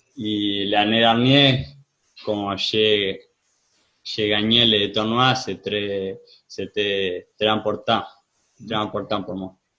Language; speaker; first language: French; non-native, fluent; Spanish